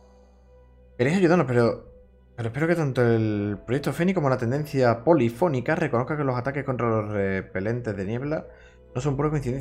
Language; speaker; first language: Spanish; native; Spanish